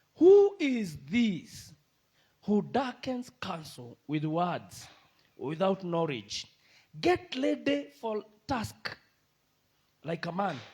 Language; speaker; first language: English; non-native, local second language; Swahili